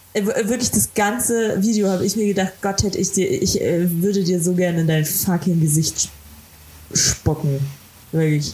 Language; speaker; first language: German; native; German